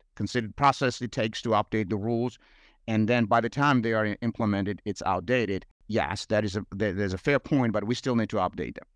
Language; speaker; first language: English; non-native, fluent; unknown